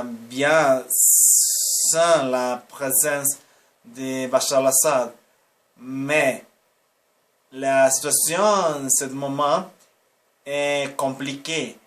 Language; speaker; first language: French; non-native, learner; Portuguese